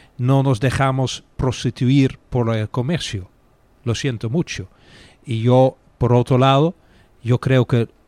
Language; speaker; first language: Spanish; non-native, fluent; Dutch